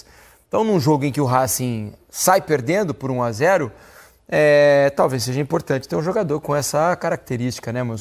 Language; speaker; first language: Portuguese; native; Portuguese